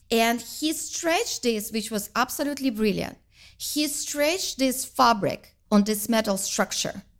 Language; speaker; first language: English; non-native, fluent; Russian